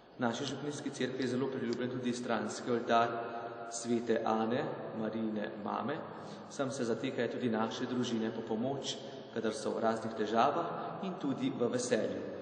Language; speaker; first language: Slovenian; native; Slovenian